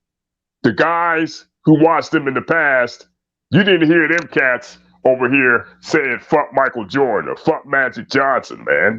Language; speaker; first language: English; native; English